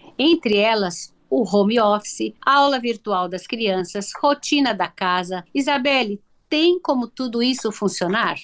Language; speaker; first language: Portuguese; native; Portuguese